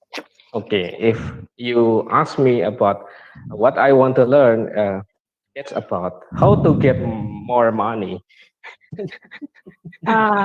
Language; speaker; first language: English; non-native, learner; Indonesian